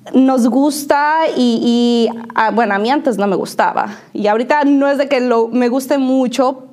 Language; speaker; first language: Spanish; native; Spanish